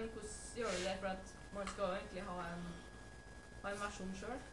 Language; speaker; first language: Norwegian; native; Norwegian